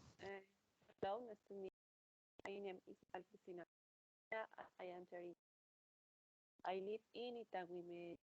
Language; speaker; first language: English; non-native, learner; Spanish